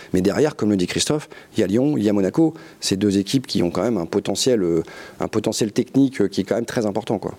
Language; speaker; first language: French; native; French